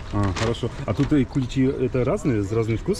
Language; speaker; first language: Russian; non-native, fluent; Polish